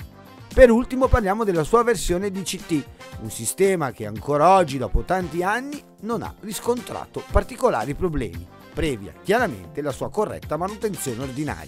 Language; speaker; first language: Italian; native; Italian